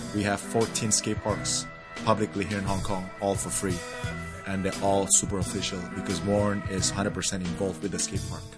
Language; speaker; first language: English; early bilingual, other home language; Indonesian